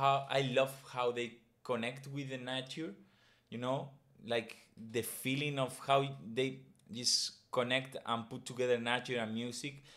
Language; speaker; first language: English; non-native, fluent; Spanish